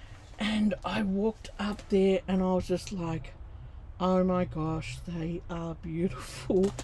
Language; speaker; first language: English; native; English